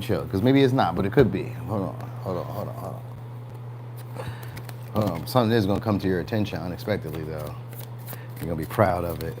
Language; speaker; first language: English; native; English